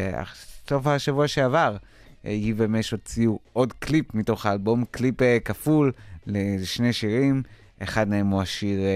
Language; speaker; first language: Hebrew; native; Hebrew